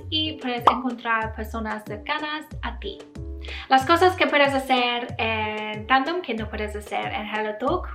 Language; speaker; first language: Spanish; non-native, learner; English